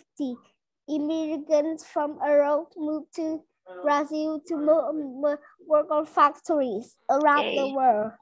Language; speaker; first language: English; non-native, learner; Vietnamese